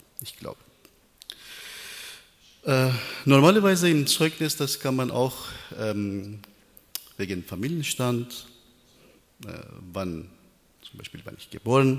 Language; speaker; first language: German; non-native, learner; Persian